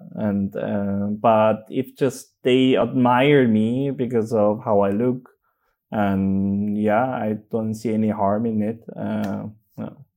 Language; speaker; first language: English; non-native, fluent; Korean